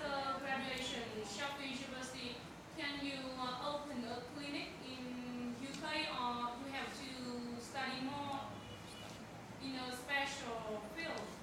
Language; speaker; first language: English; non-native, learner; Vietnamese